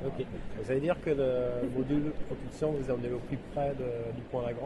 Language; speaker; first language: French; native; French